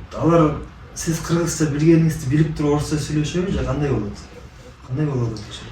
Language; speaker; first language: Kyrgyz; native; Kyrgyz